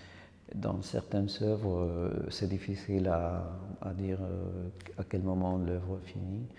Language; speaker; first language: French; non-native, fluent; Spanish